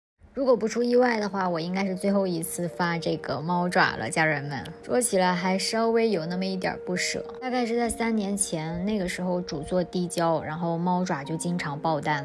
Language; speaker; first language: Chinese; native; Chinese